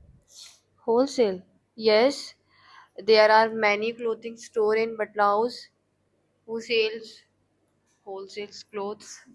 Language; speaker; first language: English; non-native, learner; Hindi